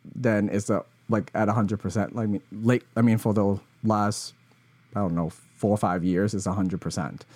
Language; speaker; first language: English; early bilingual, other home language; Cantonese